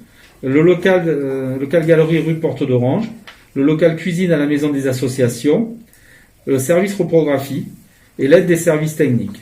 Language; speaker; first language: French; native; French